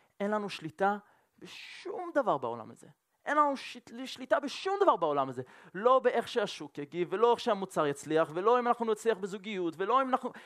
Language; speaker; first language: Hebrew; non-native, fluent; French